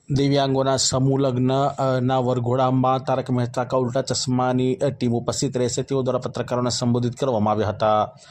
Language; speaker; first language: Gujarati; native; Gujarati